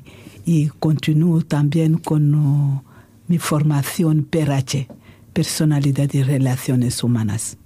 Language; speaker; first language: Spanish; non-native, fluent; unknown